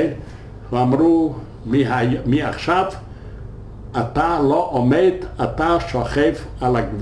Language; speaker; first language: Hebrew; non-native, fluent; Yiddish